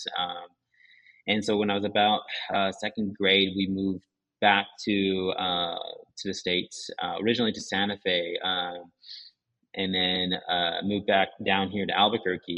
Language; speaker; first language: English; early bilingual, other home language; Japanese